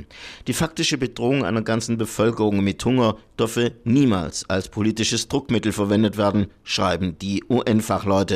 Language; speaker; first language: German; native; German